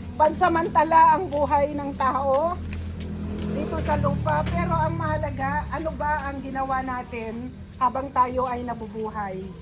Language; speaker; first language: Filipino; non-native, local second language; Iloko